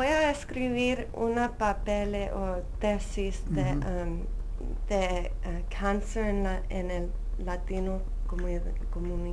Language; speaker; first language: Spanish; early bilingual, heritage; Spanish